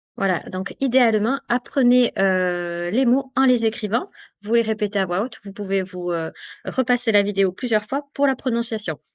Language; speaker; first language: French; native; French